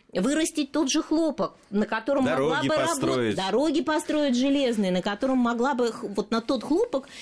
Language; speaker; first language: Russian; native; Russian